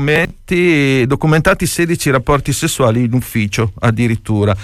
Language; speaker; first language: Italian; native; Italian